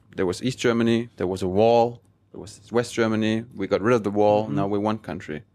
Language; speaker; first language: English; non-native, fluent; German